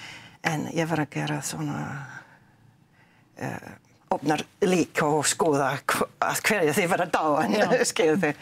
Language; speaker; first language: Icelandic; non-native, learner; English